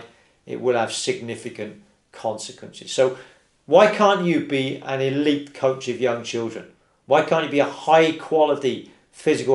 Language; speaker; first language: English; native; English